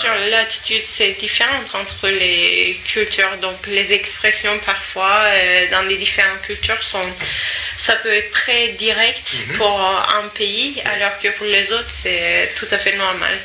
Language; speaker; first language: French; non-native, fluent; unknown